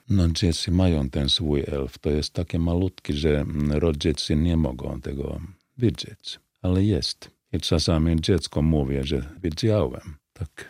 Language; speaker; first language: Polish; non-native, fluent; Finnish